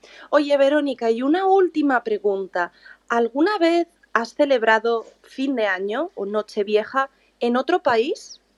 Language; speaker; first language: Spanish; native; Spanish